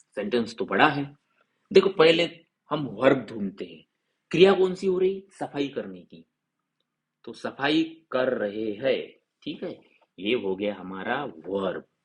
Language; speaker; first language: Hindi; non-native, local second language; Marathi